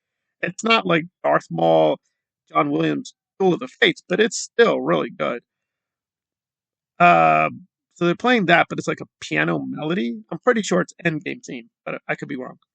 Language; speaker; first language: English; native; English